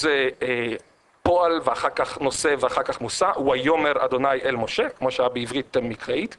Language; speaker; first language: Hebrew; native; Hebrew